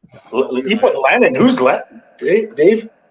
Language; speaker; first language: English; native; English